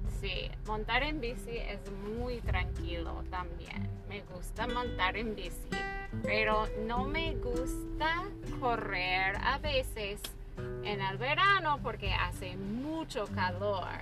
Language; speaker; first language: Spanish; non-native, fluent; English